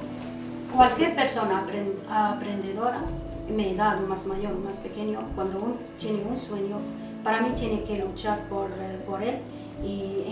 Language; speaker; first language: Spanish; non-native, local second language; Arabic